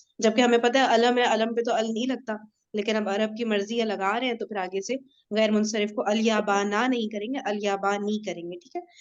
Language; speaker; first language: Urdu; native; Urdu